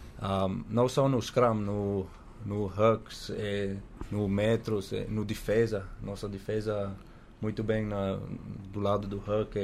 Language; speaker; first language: Portuguese; non-native, learner; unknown